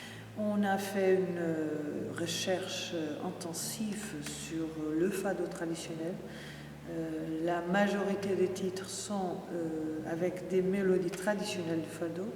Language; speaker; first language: French; non-native, fluent; Portuguese